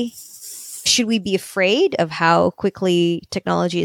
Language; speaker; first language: English; native; English